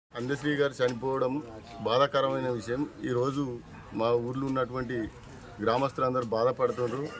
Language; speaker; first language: Telugu; native; Telugu